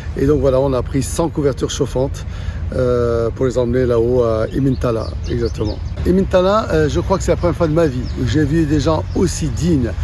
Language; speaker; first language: French; non-native, local second language; Arabic